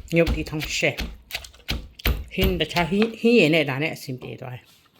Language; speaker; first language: Burmese; non-native, local second language; Kachin